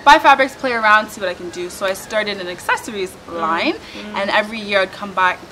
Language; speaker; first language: English; native; English